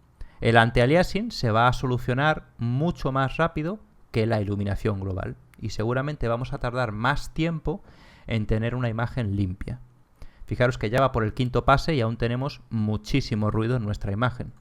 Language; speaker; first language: Spanish; native; Spanish